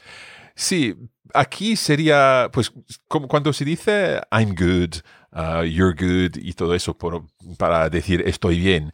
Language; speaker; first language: Spanish; non-native, fluent; English